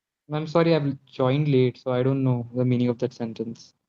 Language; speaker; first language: English; non-native, local second language; Hindi